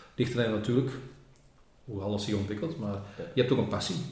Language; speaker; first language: Dutch; native; Dutch